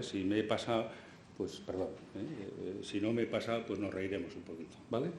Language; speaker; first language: Spanish; native; Spanish